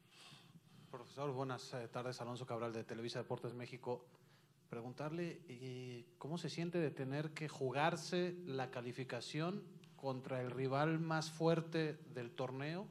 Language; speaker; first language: Spanish; native; Spanish